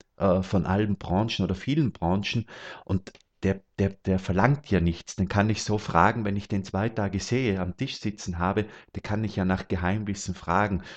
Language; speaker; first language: German; native; German